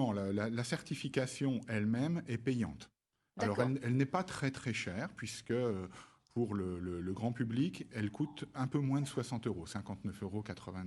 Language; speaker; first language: French; native; French